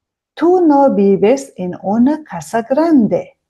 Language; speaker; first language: Spanish; non-native, fluent; Mongolian